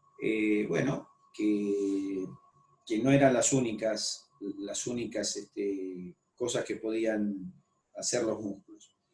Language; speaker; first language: Spanish; native; Spanish